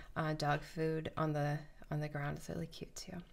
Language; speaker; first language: English; native; English